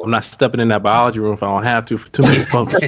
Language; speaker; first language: English; native; English